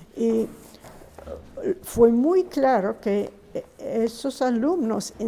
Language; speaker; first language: Spanish; non-native, fluent; English